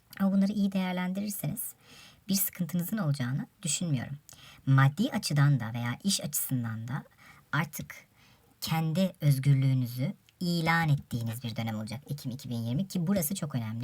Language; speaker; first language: Turkish; native; Turkish